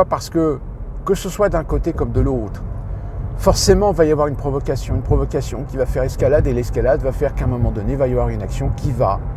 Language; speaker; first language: French; native; French